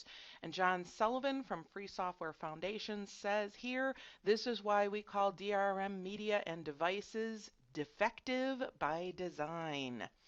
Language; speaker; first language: English; native; English